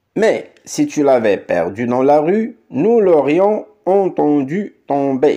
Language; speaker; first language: French; non-native, local second language; Arabic